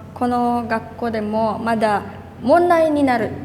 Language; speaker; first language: Japanese; non-native, learner; Indonesian